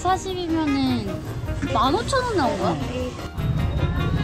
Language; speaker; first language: Korean; native; Korean